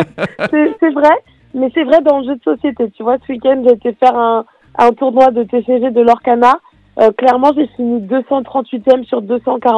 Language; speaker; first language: French; native; French